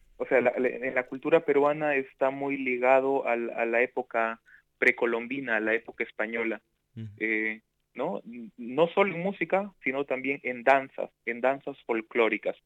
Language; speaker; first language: Spanish; native; Spanish